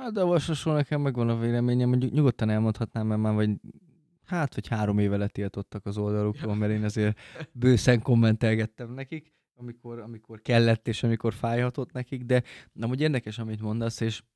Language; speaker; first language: Hungarian; native; Hungarian